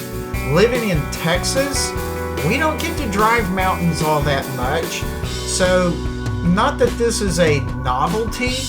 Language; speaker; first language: English; native; English